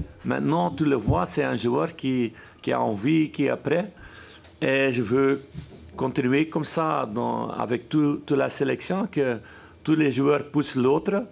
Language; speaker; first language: French; non-native, fluent; Dutch